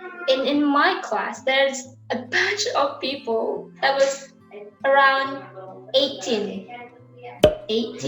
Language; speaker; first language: English; non-native, learner; Indonesian